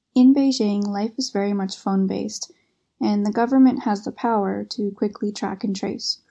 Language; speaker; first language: English; native; English